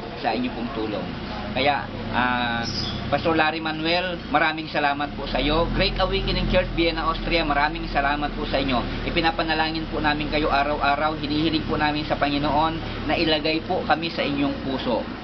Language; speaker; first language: Filipino; non-native, local second language; Bikol